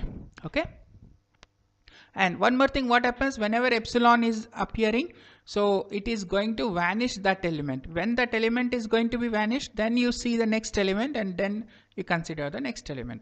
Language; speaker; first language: English; non-native, local second language; Kannada